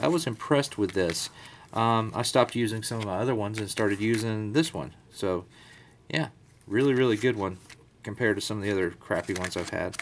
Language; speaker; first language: English; native; English